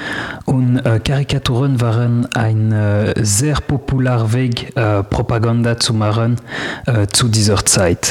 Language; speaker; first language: German; non-native, learner; French